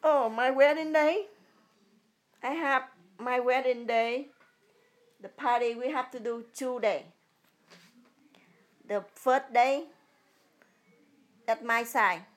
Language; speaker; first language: English; early bilingual, other home language; Vietnamese